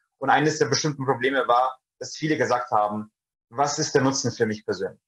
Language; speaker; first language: German; early bilingual, other home language; Russian